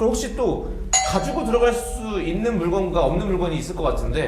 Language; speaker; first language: Korean; native; Korean